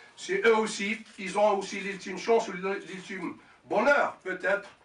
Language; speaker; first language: French; non-native, local second language; Arabic